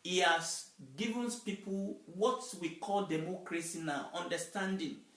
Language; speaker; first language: English; non-native, local second language; Yoruba